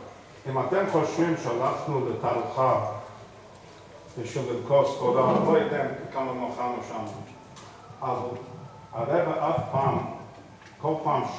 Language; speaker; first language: Hebrew; non-native, fluent; English